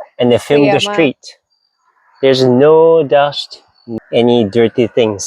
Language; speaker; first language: English; non-native, learner; Japanese